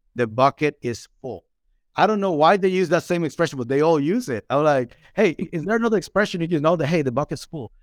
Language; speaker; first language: English; non-native, fluent; Spanish